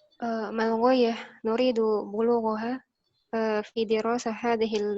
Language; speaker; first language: Arabic; non-native, learner; Indonesian